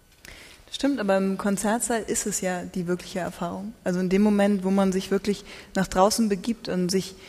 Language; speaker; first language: German; native; German